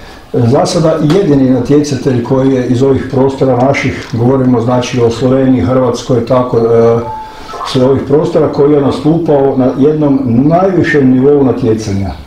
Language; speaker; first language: Croatian; native; Croatian